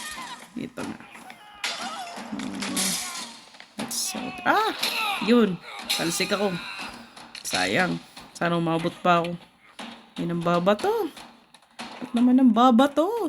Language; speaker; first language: Filipino; native; Filipino